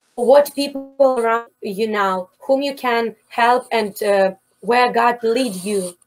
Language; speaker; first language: English; non-native, fluent; Ukrainian